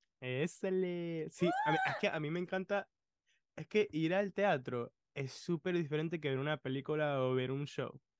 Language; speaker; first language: Spanish; early bilingual, other home language; English